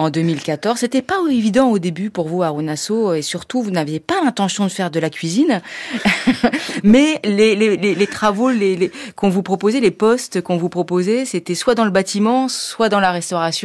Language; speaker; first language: French; native; French